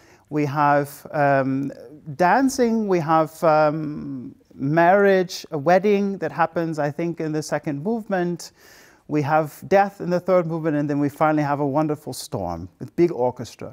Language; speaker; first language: English; native; English